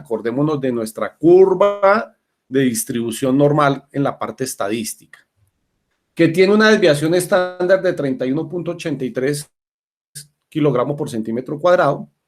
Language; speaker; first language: Spanish; native; Spanish